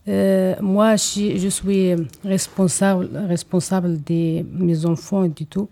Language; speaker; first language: French; non-native, learner; Arabic